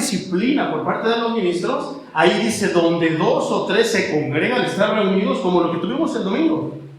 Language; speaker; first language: Spanish; native; Spanish